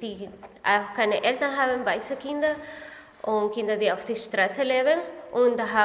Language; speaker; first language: German; non-native, fluent; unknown